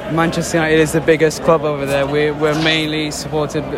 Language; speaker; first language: English; non-native, fluent; Maltese